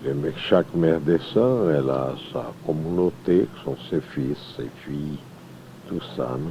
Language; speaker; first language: French; non-native, fluent; Portuguese